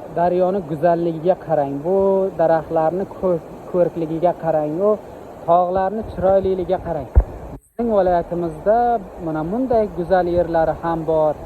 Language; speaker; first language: Uzbek; native; Uzbek